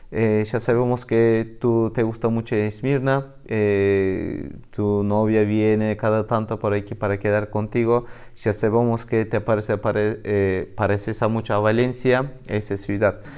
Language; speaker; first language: Spanish; non-native, learner; Turkish